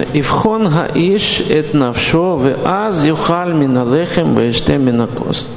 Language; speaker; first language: Hebrew; non-native, fluent; Russian